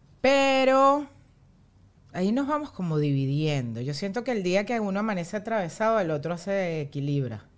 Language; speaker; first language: Spanish; native; Spanish